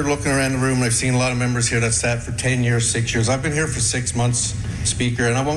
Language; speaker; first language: English; native; English